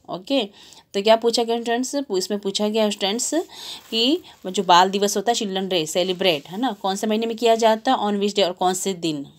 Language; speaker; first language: Hindi; non-native, local second language; Gujarati